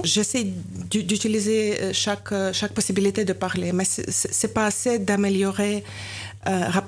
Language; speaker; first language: French; non-native, learner; Ukrainian